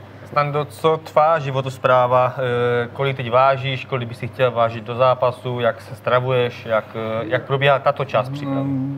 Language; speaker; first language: Czech; native; Czech